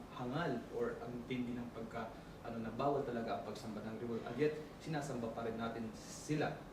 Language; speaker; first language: Filipino; non-native, local second language; Cebuano